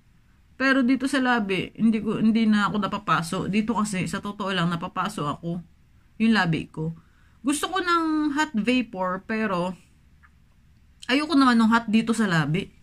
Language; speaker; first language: Filipino; native; Filipino